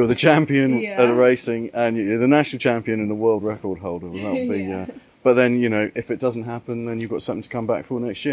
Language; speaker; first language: English; native; English